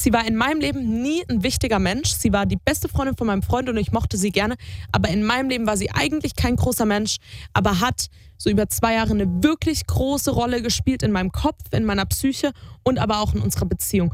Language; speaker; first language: German; native; German